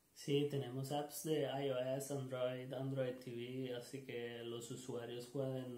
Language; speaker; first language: Spanish; non-native, learner; Portuguese